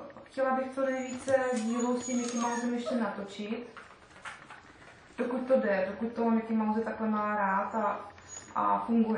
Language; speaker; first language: Czech; native; Czech